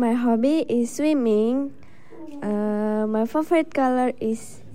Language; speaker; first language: English; non-native, learner; Indonesian